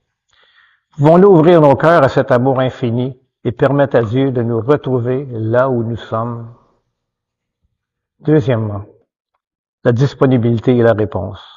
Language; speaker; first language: French; native; French